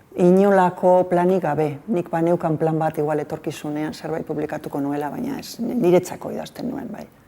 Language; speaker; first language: Basque; non-native, local second language; Spanish